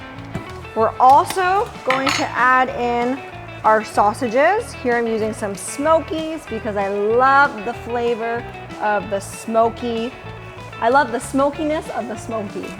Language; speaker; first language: English; native; English